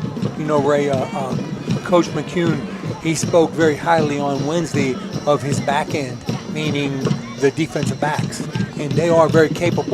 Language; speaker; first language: English; native; English